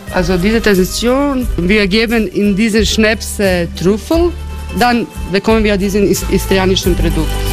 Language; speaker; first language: German; non-native, learner; Croatian